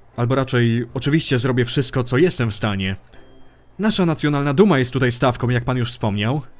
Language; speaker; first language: Polish; early bilingual, heritage; Polish